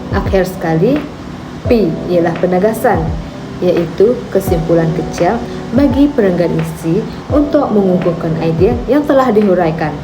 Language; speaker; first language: Malay; non-native, local second language; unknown